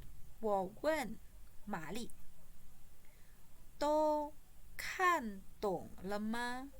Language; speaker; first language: Chinese; non-native, fluent; Indonesian